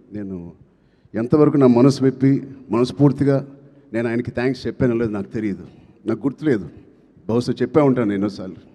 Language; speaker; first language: Telugu; native; Telugu